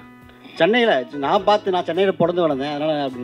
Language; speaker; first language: Tamil; native; Tamil